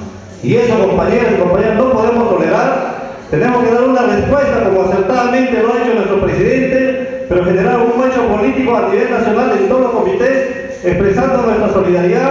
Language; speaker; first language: Spanish; native; Spanish